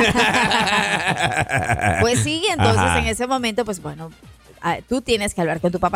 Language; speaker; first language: Spanish; native; Spanish